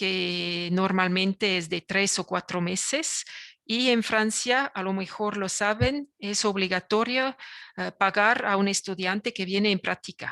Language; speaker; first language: Spanish; non-native, fluent; French